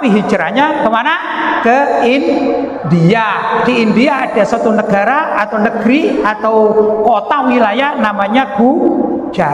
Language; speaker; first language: Indonesian; native; Indonesian